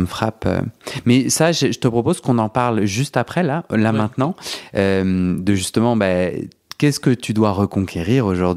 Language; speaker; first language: French; native; French